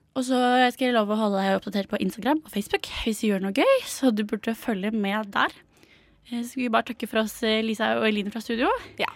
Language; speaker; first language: Norwegian; native; Norwegian